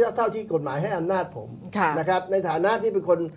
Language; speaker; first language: Thai; native; Thai